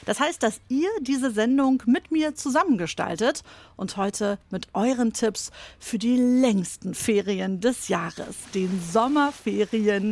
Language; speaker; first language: German; native; German